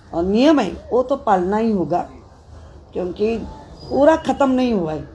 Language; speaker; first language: Hindi; non-native, local second language; Marathi